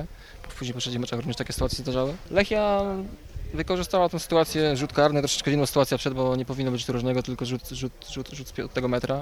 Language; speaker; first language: Polish; native; Polish